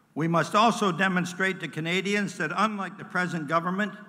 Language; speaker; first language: English; native; English